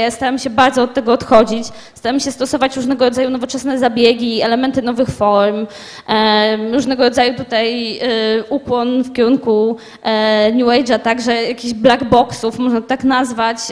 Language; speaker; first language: Polish; native; Polish